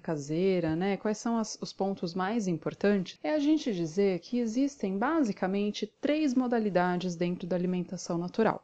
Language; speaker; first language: Portuguese; native; Portuguese